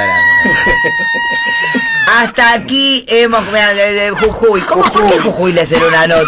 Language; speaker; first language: Spanish; native; Spanish